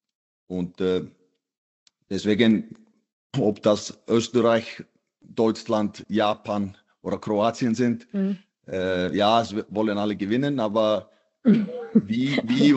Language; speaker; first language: German; non-native, fluent; Icelandic